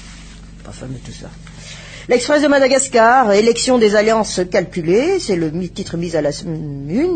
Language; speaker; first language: French; non-native, local second language; Malagasy